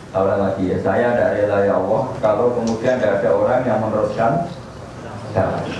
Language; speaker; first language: Malay; non-native, local second language; Javanese